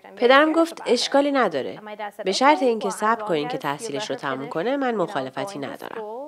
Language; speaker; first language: Persian; native; Persian